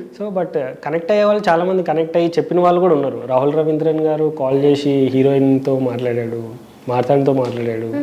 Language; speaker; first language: Telugu; native; Telugu